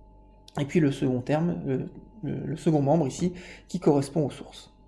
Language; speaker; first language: French; native; French